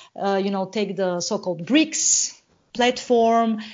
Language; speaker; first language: English; non-native, fluent; Bulgarian